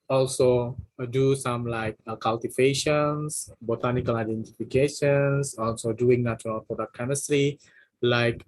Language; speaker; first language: English; non-native, fluent; Indonesian